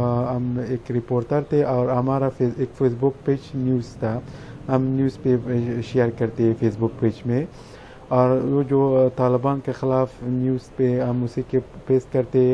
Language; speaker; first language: Hindi; non-native, learner; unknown